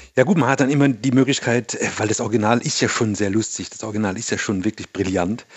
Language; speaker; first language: German; native; German